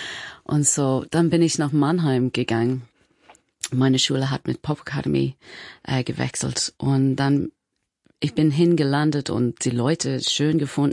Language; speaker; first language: German; non-native, learner; English